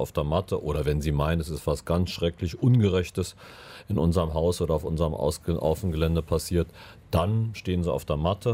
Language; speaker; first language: German; native; German